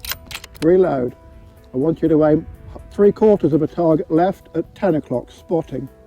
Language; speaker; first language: English; native; English